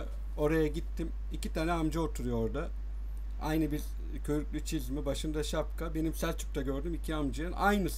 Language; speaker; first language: Turkish; native; Turkish